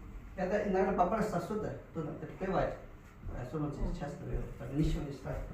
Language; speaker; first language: Russian; non-native, learner; Chinese